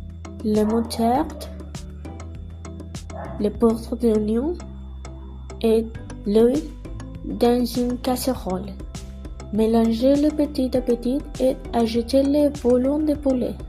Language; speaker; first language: French; non-native, learner; Spanish